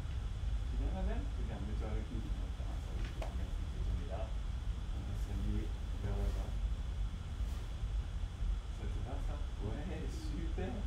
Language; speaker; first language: French; native; French